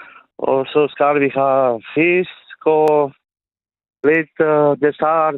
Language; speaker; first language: Norwegian; non-native, local second language; Northern Sami